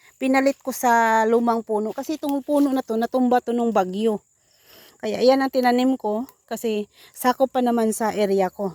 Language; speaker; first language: Filipino; native; Filipino